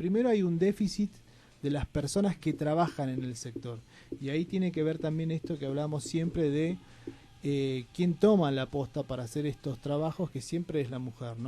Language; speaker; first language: Spanish; native; Spanish